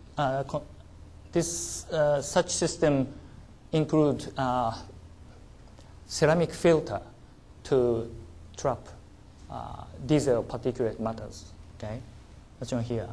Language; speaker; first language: English; non-native, learner; Japanese